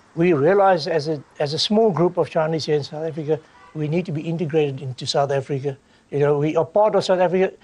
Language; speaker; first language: English; native; English